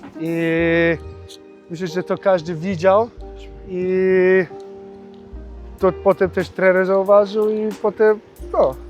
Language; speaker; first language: Polish; early bilingual, heritage; Polish